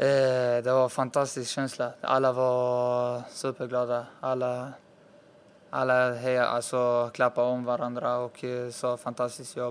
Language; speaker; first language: Swedish; early bilingual, other home language; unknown